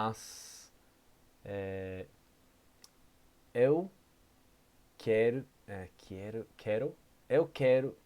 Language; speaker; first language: Portuguese; non-native, learner; English